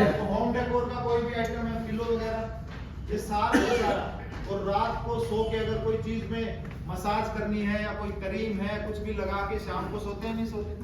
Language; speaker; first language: Hindi; native; Hindi